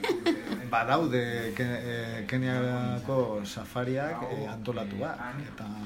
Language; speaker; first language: Basque; non-native, learner; Spanish